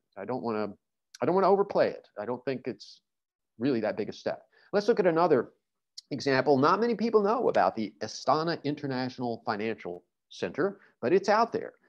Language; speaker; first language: English; native; English